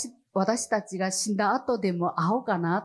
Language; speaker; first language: Japanese; non-native, fluent; Chinese